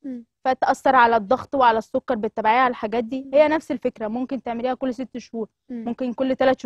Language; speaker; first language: Arabic; native; Arabic